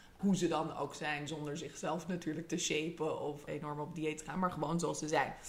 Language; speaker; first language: Dutch; early bilingual, other home language; English